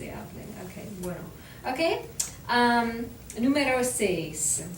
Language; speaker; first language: Spanish; non-native, learner; English